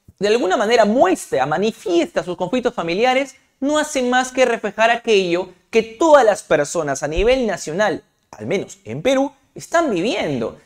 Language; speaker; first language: Spanish; native; Spanish